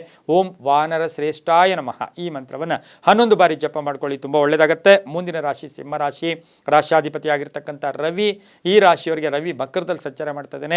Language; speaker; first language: Kannada; native; Kannada